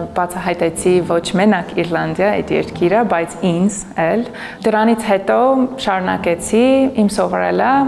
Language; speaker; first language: Armenian; non-native, fluent; English